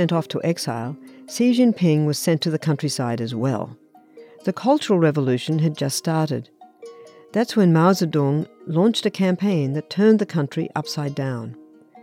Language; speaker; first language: English; native; English